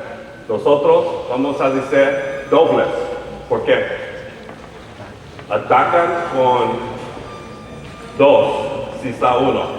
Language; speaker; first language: Spanish; early bilingual, heritage; Spanish